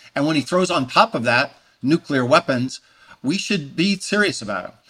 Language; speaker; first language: English; native; English